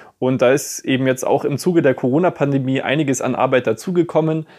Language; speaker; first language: German; native; German